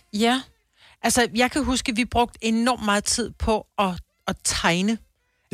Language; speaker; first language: Danish; native; Danish